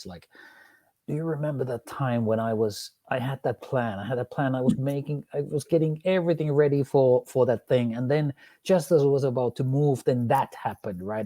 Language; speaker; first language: English; non-native, fluent; Finnish